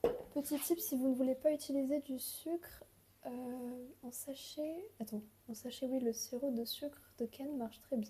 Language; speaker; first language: French; native; French